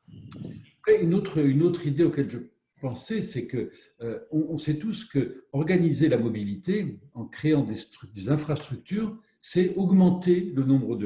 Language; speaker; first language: French; native; French